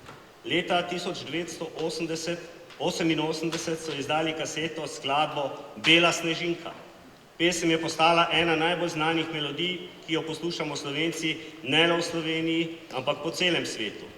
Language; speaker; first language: Slovenian; native; Slovenian